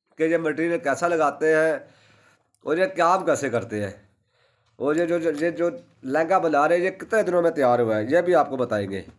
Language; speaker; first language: Urdu; non-native, local second language; Punjabi